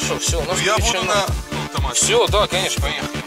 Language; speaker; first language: Russian; native; Russian